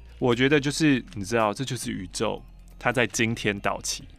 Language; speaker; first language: Chinese; native; Chinese